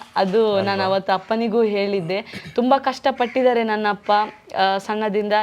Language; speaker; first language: Kannada; non-native, local second language; Tulu